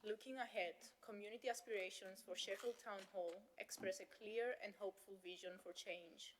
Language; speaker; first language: English; non-native, fluent; Greek